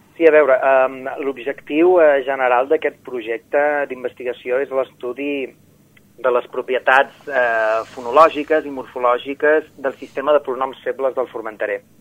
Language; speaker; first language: Catalan; native; Catalan